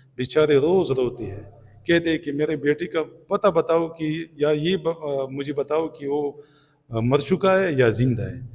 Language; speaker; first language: Urdu; non-native, local second language; Pashto